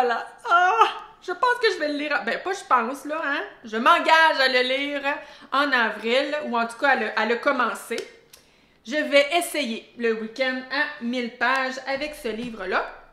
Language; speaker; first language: French; native; French